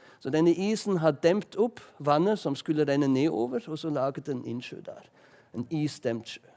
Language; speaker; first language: Norwegian; non-native, fluent; German